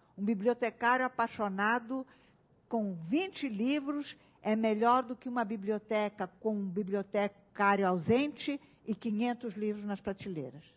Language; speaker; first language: Portuguese; early bilingual, other home language; Italian